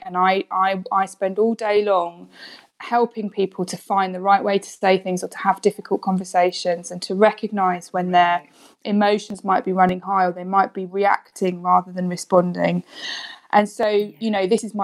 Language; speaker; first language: English; native; English